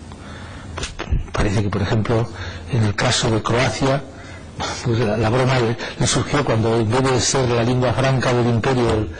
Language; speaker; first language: Spanish; native; Spanish